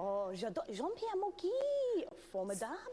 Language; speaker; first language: French; non-native, learner; English